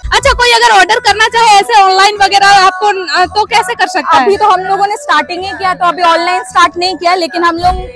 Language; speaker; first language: Hindi; native; Hindi